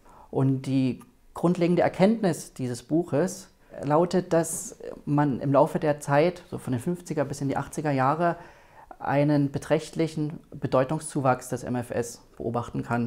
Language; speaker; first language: German; native; German